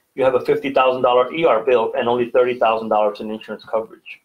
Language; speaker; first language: English; native; English